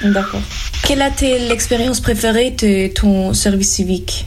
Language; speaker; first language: French; non-native, fluent; German